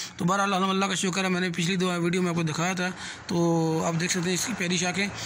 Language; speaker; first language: Hindi; non-native, local second language; Punjabi